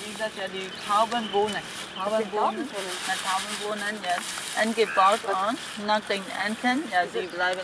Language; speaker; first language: German; non-native, learner; Burmese